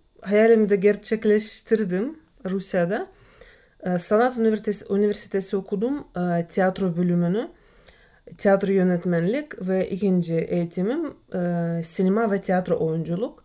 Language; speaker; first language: Turkish; non-native, fluent; Russian